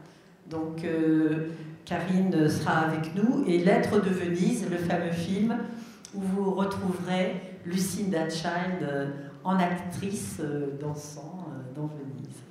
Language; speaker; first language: French; native; French